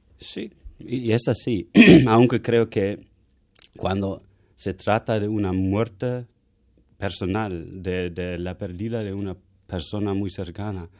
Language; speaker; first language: Spanish; non-native, fluent; German